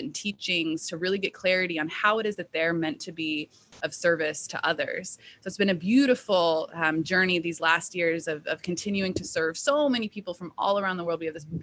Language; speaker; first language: English; native; English